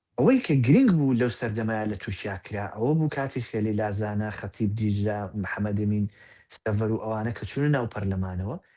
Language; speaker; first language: Central Kurdish; native; Central Kurdish